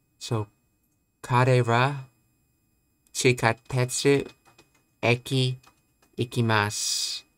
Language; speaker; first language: Japanese; non-native, learner; English